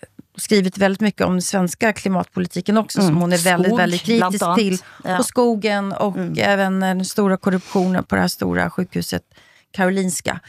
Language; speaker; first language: Swedish; native; Swedish